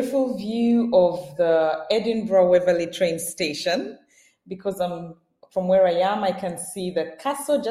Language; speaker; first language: English; non-native, local second language; Ganda